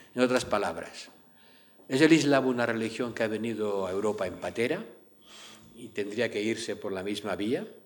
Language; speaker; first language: Spanish; native; Spanish